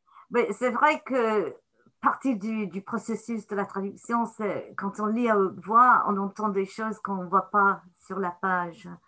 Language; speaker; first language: French; non-native, fluent; English